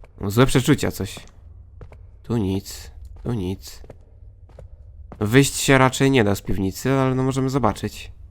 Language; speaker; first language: Polish; native; Polish